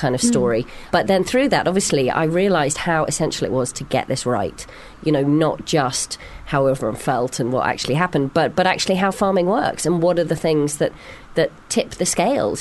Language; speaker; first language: English; native; English